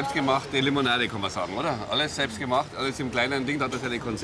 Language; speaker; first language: German; native; German